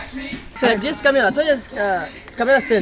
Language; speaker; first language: Polish; non-native, learner; Swahili